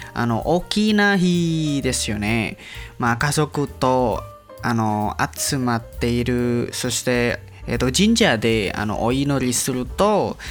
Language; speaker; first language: Japanese; non-native, learner; Indonesian